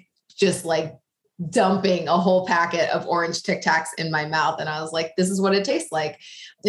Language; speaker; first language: English; native; English